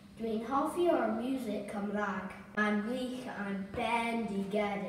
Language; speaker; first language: Welsh; non-native, local second language; English